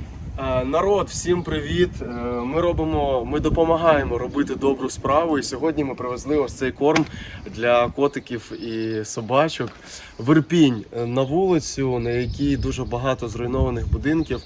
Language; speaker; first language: Ukrainian; native; Ukrainian